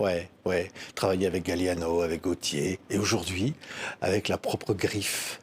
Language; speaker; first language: French; native; French